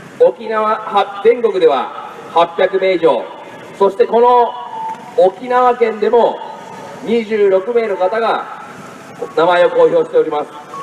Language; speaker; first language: Japanese; native; Japanese